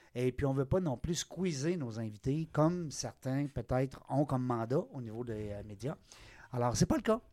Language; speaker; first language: French; native; French